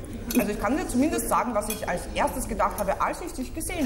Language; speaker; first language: German; native; German